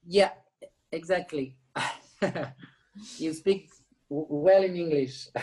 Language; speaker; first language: English; non-native, learner; French